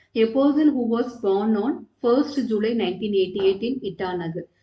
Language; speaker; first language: English; non-native, local second language; Tamil